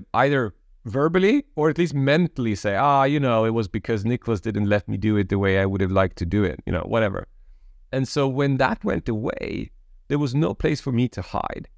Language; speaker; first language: English; early bilingual, other home language; Polish